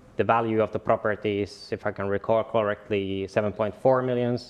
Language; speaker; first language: English; non-native, fluent; Finnish